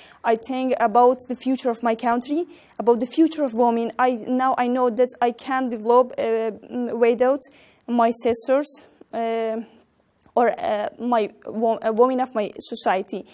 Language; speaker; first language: English; non-native, learner; Persian